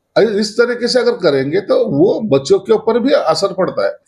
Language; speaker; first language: Hindi; non-native, local second language; Marathi